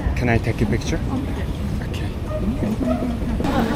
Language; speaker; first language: English; non-native, learner; Mongolian